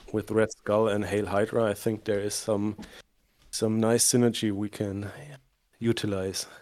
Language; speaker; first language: English; non-native, fluent; German